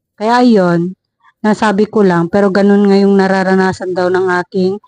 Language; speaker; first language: Filipino; non-native, local second language; Iloko